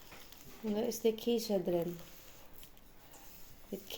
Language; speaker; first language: German; non-native, learner; Filipino